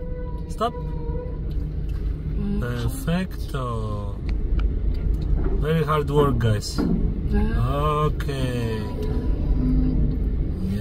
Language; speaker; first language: English; non-native, learner; Polish